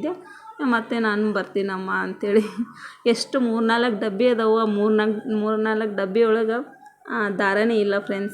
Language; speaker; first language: Kannada; native; Kannada